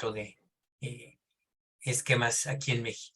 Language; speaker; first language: Spanish; native; Spanish